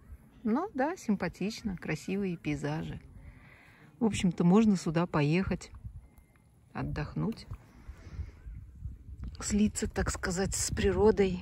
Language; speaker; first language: Russian; native; Russian